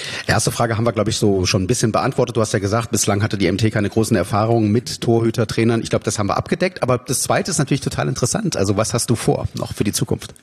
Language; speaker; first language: German; native; German